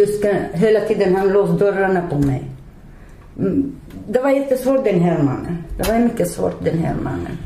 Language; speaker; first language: Swedish; non-native, learner; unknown